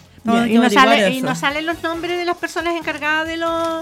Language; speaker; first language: Spanish; native; Spanish